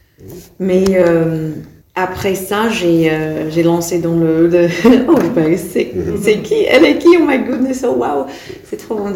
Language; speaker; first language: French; non-native, fluent; English